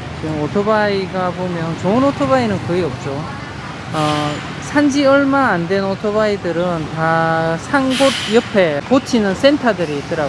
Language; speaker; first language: Korean; native; Korean